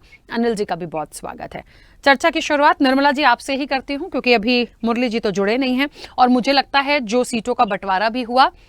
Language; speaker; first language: Hindi; native; Hindi